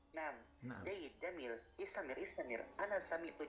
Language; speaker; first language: Arabic; non-native, learner; Indonesian